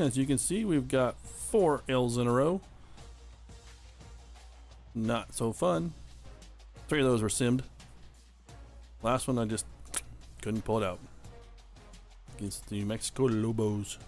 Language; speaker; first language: English; native; English